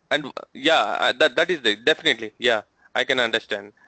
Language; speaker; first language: English; non-native, local second language; Telugu